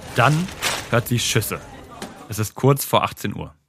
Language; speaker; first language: German; native; German